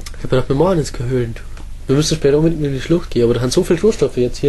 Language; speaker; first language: German; native; German